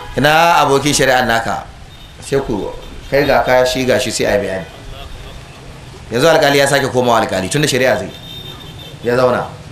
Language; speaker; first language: Hausa; native; Hausa